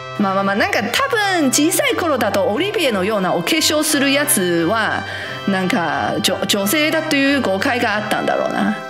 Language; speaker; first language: Japanese; non-native, fluent; Chinese